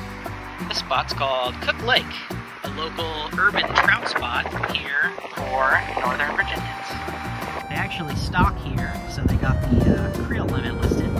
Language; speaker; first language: English; native; English